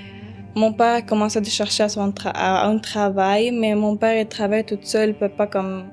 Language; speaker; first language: French; early bilingual, other home language; Arabic